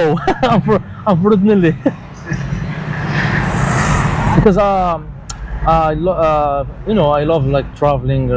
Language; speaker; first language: English; non-native, local second language; Arabic